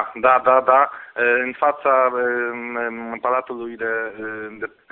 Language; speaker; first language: Romanian; non-native, fluent; Polish